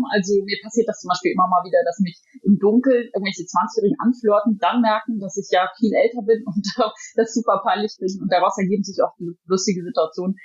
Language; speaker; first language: German; native; German